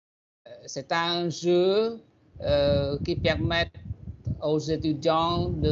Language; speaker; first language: French; non-native, fluent; Khmer